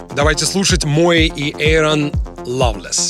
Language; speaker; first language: Russian; native; Russian